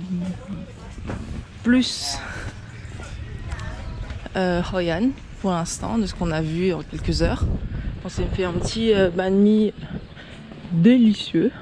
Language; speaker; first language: French; native; French